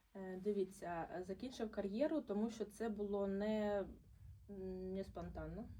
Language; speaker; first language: Ukrainian; non-native, local second language; Russian